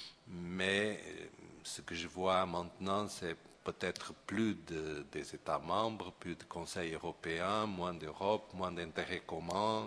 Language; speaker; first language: French; non-native, fluent; Portuguese